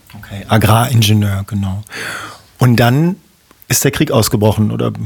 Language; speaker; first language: German; native; German